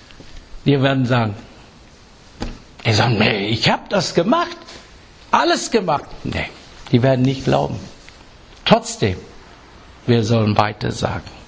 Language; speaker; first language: German; non-native, fluent; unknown